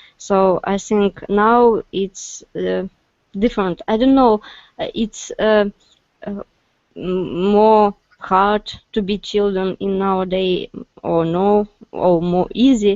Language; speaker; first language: English; non-native, learner; Russian